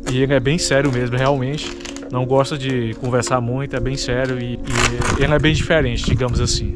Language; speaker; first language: Portuguese; native; Portuguese